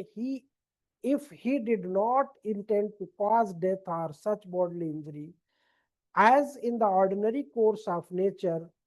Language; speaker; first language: English; non-native, local second language; Hindi